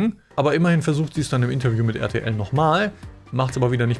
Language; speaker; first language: German; native; German